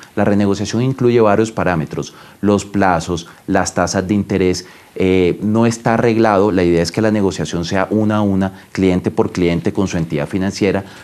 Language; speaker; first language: Spanish; native; Spanish